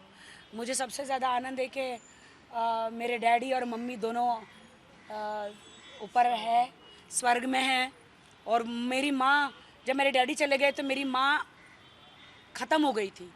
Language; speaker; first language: Hindi; native; Hindi